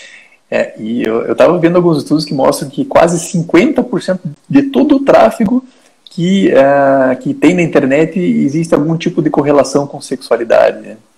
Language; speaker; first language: Portuguese; native; Portuguese